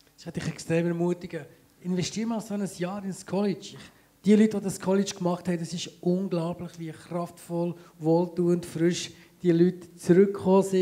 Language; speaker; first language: German; native; German